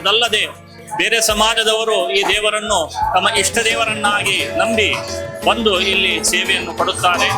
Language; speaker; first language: Kannada; non-native, local second language; Konkani